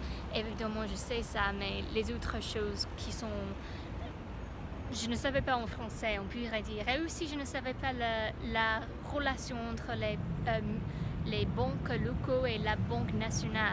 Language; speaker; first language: French; non-native, learner; English